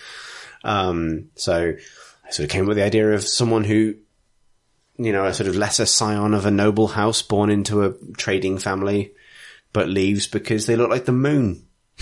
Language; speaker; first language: English; native; English